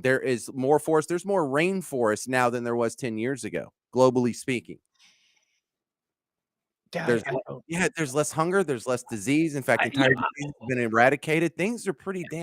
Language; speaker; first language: English; native; English